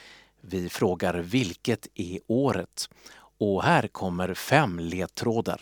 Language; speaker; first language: Swedish; native; Swedish